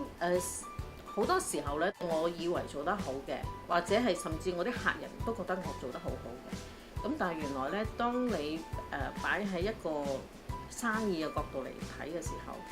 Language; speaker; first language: Cantonese; native; Cantonese